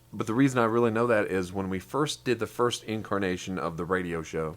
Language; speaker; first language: English; native; English